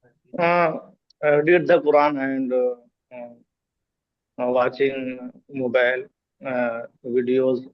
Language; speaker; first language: English; non-native, local second language; Hindi